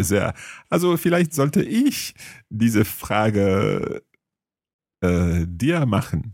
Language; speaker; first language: German; non-native, learner; English